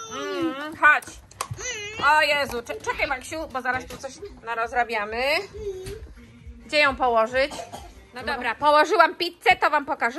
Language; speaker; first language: Polish; native; Polish